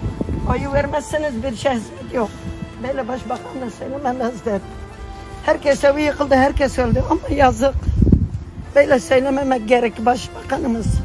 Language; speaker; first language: Turkish; non-native, local second language; Arabic